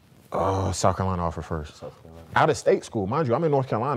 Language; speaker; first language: English; native; English